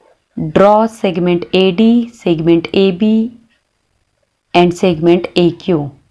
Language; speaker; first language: English; non-native, local second language; Marathi